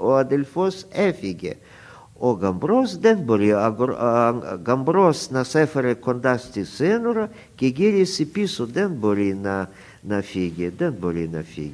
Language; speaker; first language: Greek; non-native, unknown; Russian